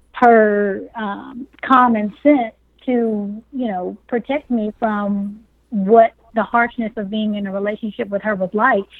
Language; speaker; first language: English; native; English